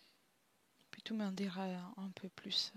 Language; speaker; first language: French; non-native, fluent; Italian